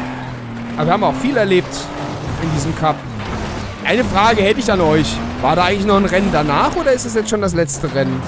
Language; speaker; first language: German; native; German